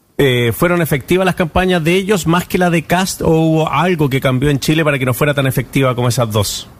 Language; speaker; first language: Spanish; native; Spanish